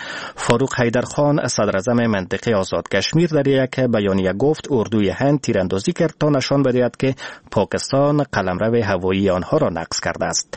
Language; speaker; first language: Persian; native; Persian